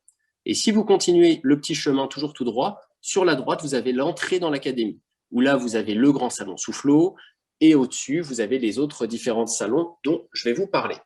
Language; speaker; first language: French; native; French